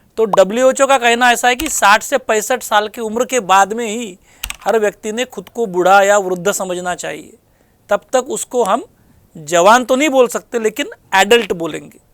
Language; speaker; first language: Hindi; non-native, local second language; Marathi